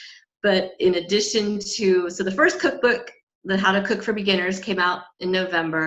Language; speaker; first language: English; native; English